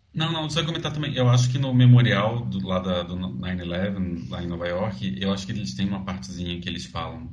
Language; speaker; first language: Portuguese; native; Portuguese